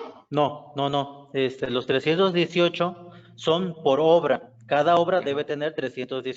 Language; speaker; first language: Spanish; native; Spanish